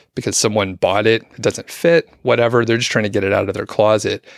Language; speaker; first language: English; early bilingual, other home language; Filipino